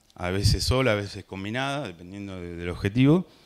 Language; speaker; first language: Spanish; native; Spanish